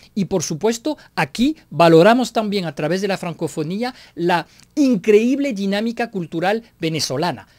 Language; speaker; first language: Spanish; non-native, fluent; French